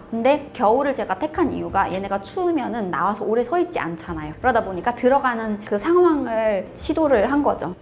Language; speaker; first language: Korean; native; Korean